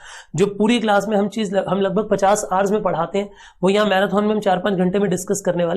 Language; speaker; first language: Hindi; native; Hindi